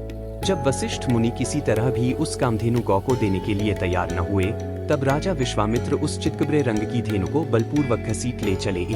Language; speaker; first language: Hindi; native; Hindi